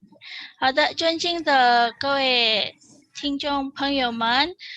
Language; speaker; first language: Chinese; non-native, fluent; Indonesian